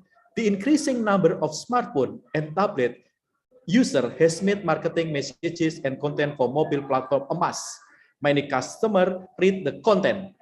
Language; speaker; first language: English; non-native, learner; Indonesian